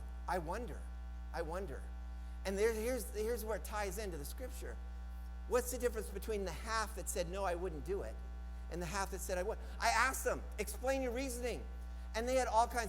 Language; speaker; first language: English; native; English